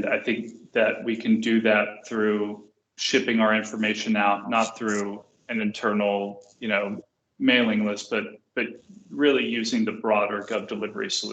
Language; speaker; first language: English; native; English